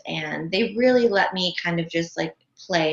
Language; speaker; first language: English; native; English